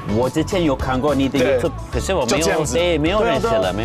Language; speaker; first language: Chinese; non-native, fluent; Turkish